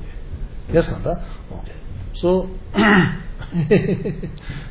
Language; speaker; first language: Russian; non-native, learner; Tibetan